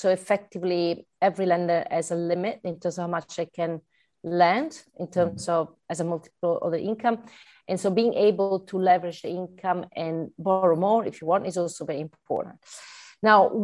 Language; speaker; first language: English; non-native, fluent; Italian